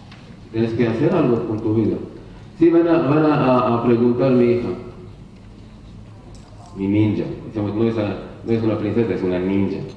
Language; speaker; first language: Spanish; non-native, learner; Hebrew